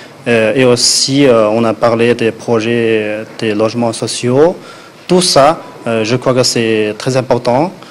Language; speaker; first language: French; non-native, fluent; Chinese